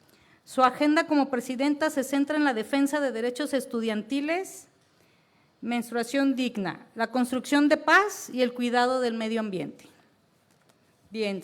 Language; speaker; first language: Spanish; native; Spanish